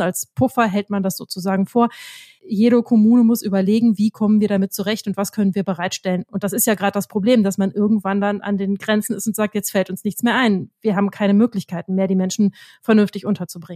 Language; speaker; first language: German; native; German